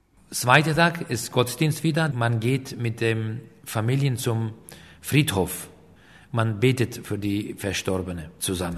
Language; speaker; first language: German; non-native, fluent; Aramaic